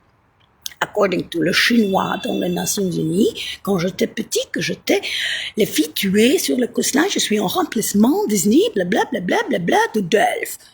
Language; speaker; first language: French; non-native, fluent; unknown